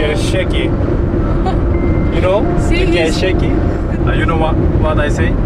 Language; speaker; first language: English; non-native, learner; Korean